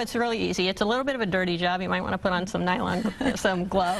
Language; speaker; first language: English; native; English